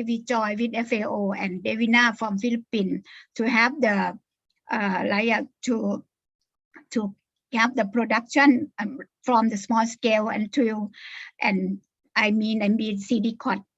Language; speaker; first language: English; non-native, learner; Thai